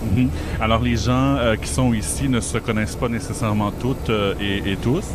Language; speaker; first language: French; native; French